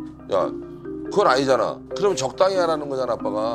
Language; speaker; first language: Korean; native; Korean